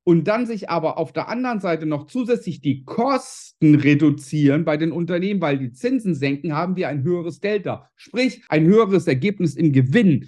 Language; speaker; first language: German; native; German